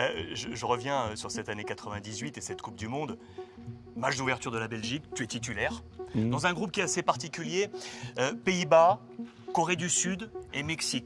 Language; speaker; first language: French; native; French